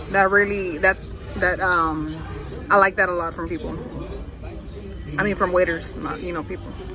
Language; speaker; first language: English; early bilingual, other home language; Spanish